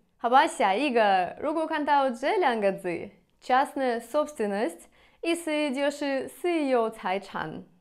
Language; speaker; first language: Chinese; non-native, fluent; Russian